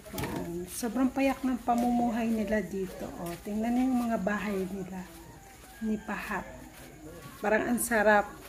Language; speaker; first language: Filipino; non-native, local second language; Bikol